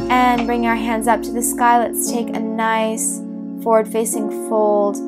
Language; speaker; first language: English; native; English